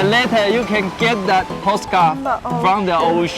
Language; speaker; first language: English; non-native, learner; Chinese